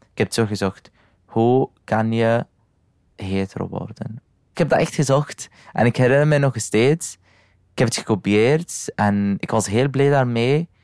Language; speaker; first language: Dutch; non-native, fluent; Arabic